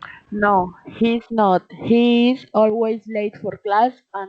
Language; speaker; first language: English; non-native, learner; Spanish